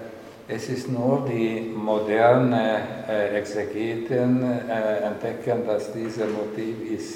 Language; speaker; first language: German; non-native, learner; Hungarian